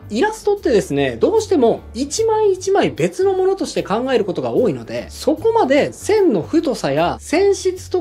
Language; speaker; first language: Japanese; native; Japanese